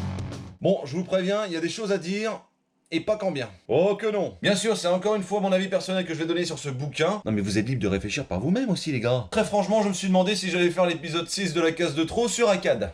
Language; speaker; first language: French; native; French